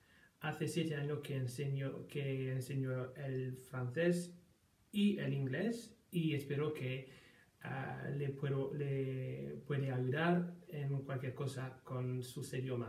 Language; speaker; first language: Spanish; non-native, fluent; French